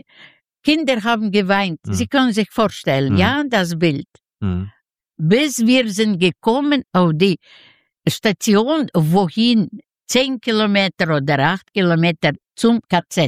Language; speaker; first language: German; non-native, learner; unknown